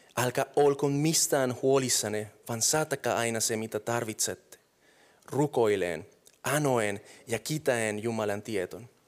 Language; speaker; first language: Finnish; non-native, fluent; Spanish